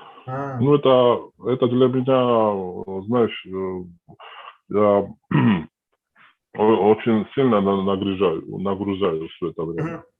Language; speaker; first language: Russian; non-native, fluent; Georgian